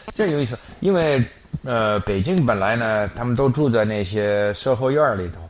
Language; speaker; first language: Chinese; non-native, fluent; English